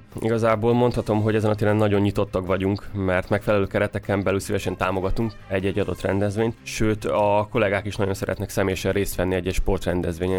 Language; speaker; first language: Hungarian; native; Hungarian